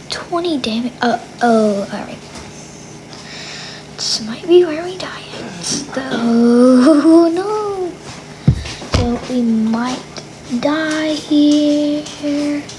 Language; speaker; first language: English; native; English